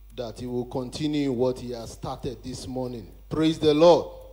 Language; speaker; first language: English; non-native, local second language; Yoruba